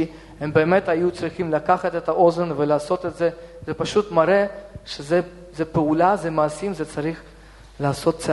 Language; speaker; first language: Hebrew; non-native, fluent; Russian